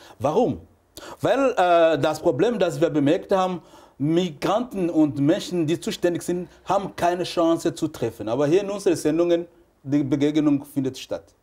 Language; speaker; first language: German; non-native, fluent; French